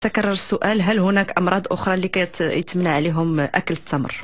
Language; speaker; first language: Arabic; native; Arabic